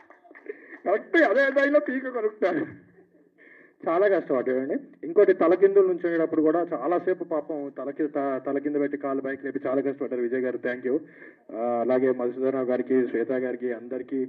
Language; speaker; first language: Telugu; native; Telugu